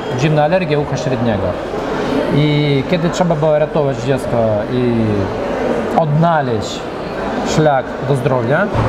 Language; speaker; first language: Polish; early bilingual, heritage; Russian